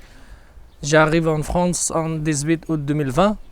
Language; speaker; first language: French; non-native, learner; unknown